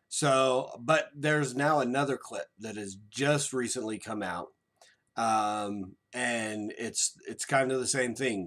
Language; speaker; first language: English; native; English